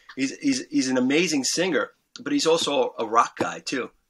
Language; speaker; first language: English; native; English